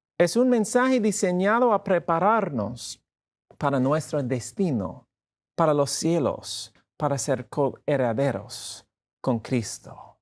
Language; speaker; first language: Spanish; non-native, fluent; English